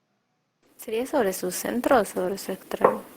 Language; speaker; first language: Spanish; native; Spanish